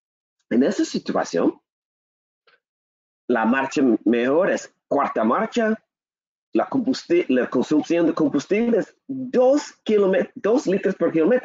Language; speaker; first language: Spanish; non-native, learner; English